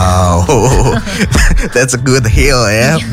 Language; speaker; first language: English; non-native, fluent; Indonesian